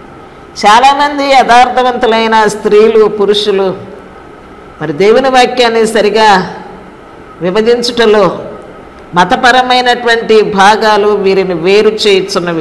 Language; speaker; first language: Telugu; native; Telugu